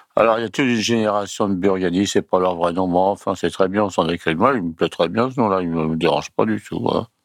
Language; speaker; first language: French; early bilingual, other home language; Italian